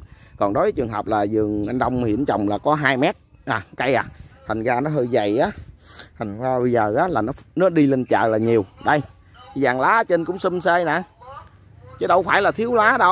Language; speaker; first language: Vietnamese; native; Vietnamese